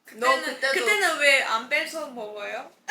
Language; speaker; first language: Korean; non-native, fluent; Chinese